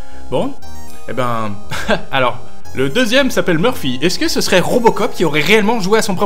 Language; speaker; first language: French; native; French